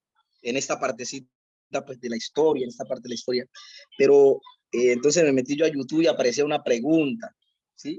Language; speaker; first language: Spanish; native; Spanish